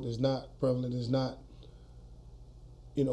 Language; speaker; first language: English; native; English